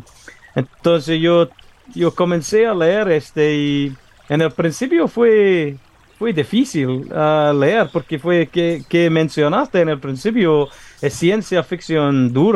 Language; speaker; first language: Spanish; non-native, fluent; English